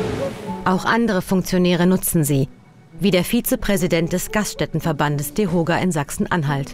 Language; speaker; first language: German; native; German